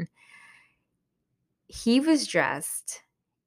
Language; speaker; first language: English; early bilingual, other home language; Spanish